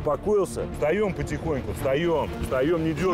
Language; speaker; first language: Russian; native; Russian